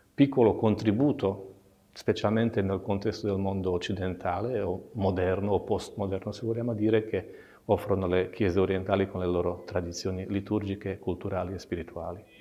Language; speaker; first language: Italian; non-native, fluent; Slovak